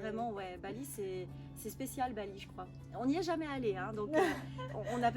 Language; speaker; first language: French; native; French